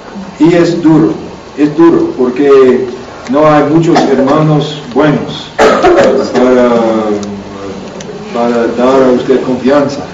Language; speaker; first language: Spanish; non-native, learner; English